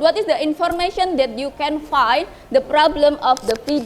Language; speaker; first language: English; non-native, learner; Indonesian